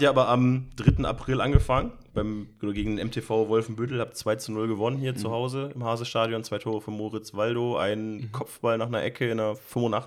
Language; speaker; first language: German; native; German